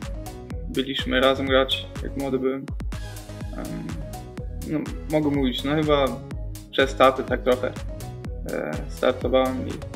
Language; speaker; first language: Polish; early bilingual, heritage; German